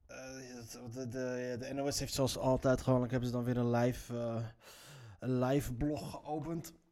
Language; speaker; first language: Dutch; early bilingual, other home language; Riffian